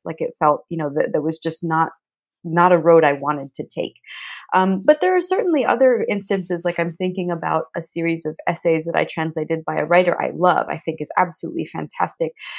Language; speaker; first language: English; native; English